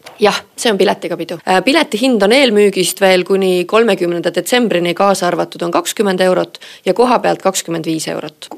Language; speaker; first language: Estonian; native; Estonian